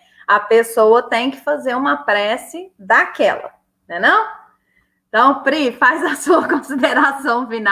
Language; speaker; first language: Portuguese; native; Portuguese